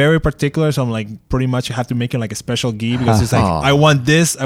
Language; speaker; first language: English; native; English